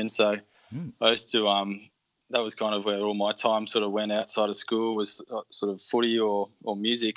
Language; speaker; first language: English; native; English